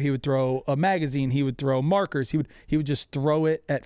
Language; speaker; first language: English; native; English